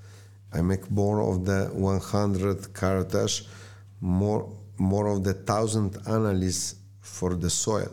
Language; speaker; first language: English; non-native, learner; Slovenian